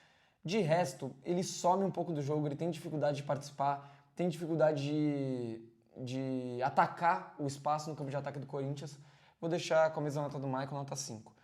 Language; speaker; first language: Portuguese; native; Portuguese